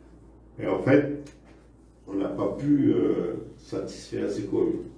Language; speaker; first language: French; native; French